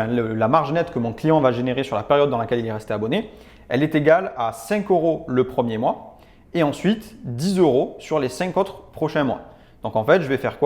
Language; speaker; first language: French; native; French